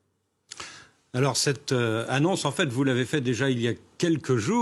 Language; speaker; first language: French; native; French